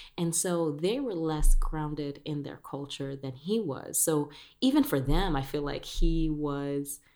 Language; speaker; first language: English; early bilingual, other home language; Spanish